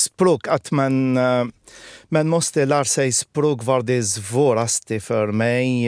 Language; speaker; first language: Swedish; non-native, fluent; Arabic